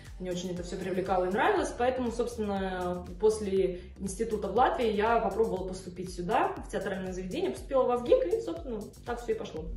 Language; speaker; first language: Russian; native; Russian